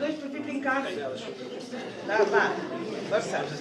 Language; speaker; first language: Portuguese; native; Portuguese